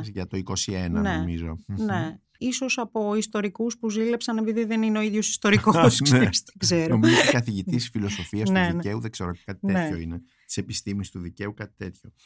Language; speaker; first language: Greek; non-native, fluent; German